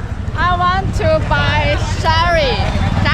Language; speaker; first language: English; non-native, learner; Chinese